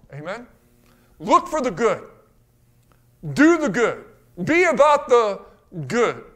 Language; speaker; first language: English; native; English